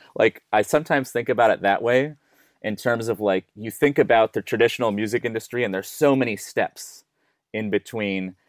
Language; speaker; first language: English; native; English